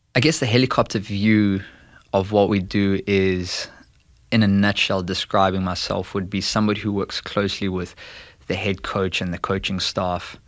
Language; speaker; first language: English; native; English